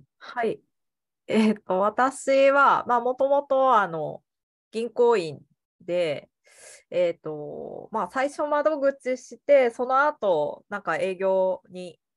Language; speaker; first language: Japanese; native; Japanese